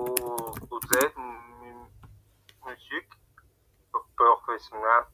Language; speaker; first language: French; non-native, learner; Spanish